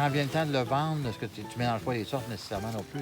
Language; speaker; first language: French; native; French